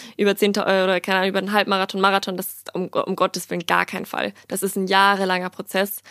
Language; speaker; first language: German; native; German